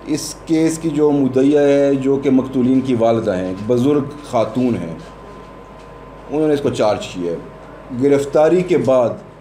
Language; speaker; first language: Urdu; non-native, local second language; Pashto